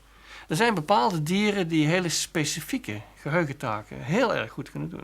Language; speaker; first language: Dutch; native; Dutch